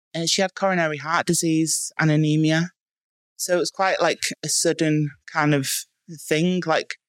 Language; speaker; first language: English; native; English